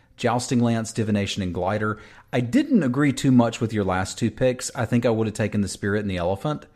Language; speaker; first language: English; native; English